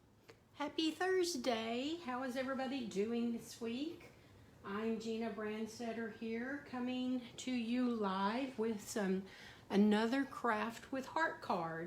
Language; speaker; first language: English; native; English